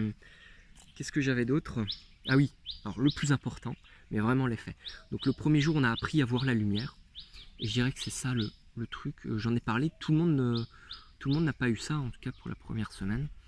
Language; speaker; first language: French; native; French